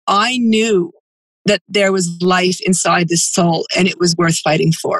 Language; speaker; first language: English; native; English